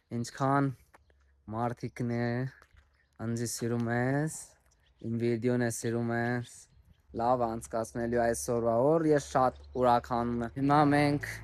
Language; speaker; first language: Armenian; non-native, learner; Hindi